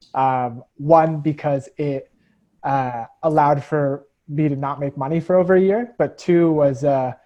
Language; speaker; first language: English; native; English